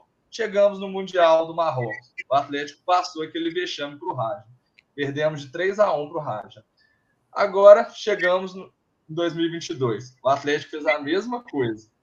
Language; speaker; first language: Portuguese; native; Portuguese